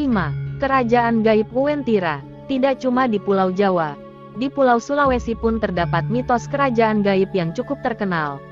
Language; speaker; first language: Indonesian; native; Indonesian